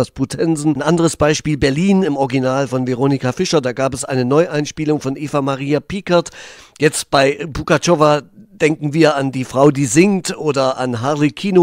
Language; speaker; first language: German; native; German